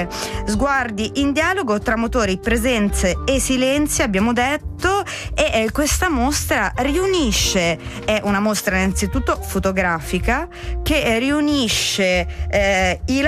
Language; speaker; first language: Italian; native; Italian